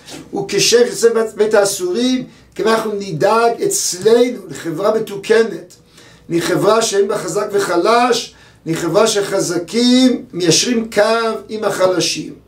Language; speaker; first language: Hebrew; native; Hebrew